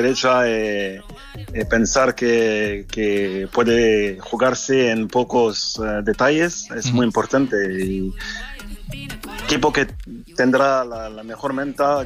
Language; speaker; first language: Spanish; non-native, fluent; French